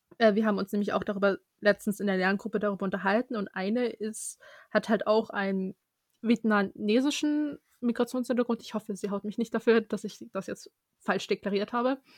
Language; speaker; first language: German; early bilingual, other home language; Russian